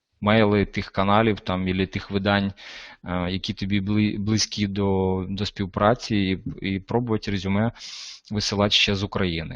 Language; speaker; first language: Ukrainian; non-native, local second language; Russian